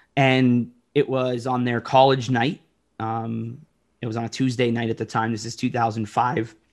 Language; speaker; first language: English; native; English